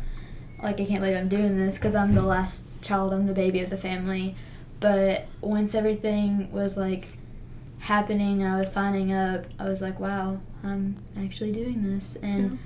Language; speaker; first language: English; native; English